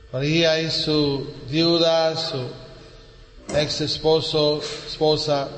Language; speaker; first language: Spanish; non-native, learner; English